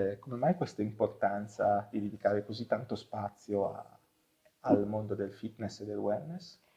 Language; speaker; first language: Italian; native; Italian